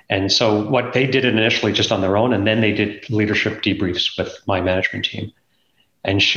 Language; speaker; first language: English; native; English